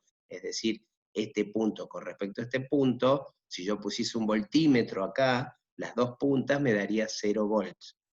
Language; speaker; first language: Spanish; native; Spanish